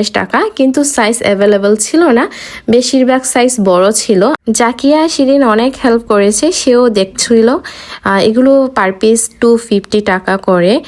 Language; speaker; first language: Bangla; native; Bangla